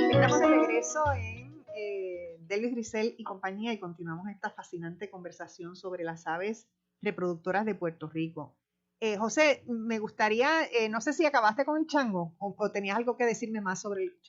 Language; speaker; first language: Spanish; native; Spanish